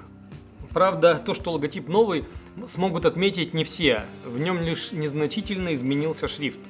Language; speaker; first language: Russian; native; Russian